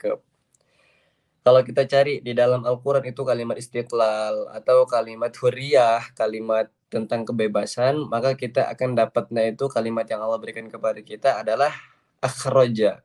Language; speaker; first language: Indonesian; native; Indonesian